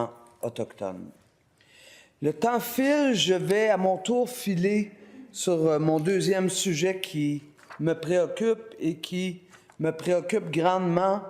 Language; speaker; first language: French; native; French